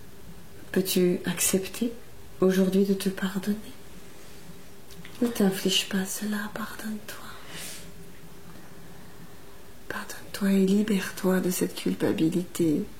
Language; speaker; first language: French; native; French